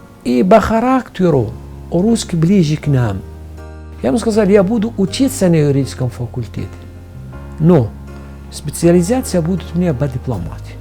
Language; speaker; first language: Russian; non-native, fluent; Arabic